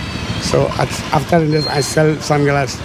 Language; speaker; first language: English; non-native, learner; Burmese